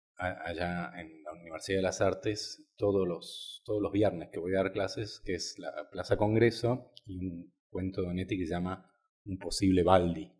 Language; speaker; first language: Spanish; native; Spanish